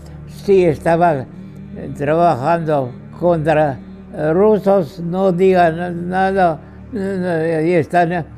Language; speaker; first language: Spanish; non-native, fluent; Georgian